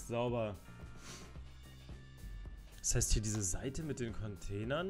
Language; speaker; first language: German; native; German